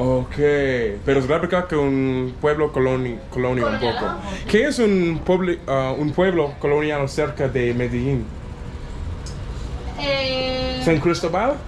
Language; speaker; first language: Spanish; non-native, learner; English